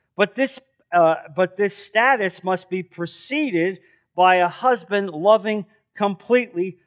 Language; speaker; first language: English; native; English